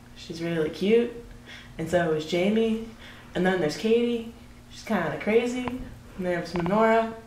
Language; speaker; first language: English; native; English